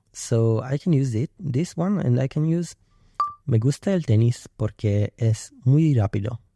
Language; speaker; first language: Spanish; non-native, learner; English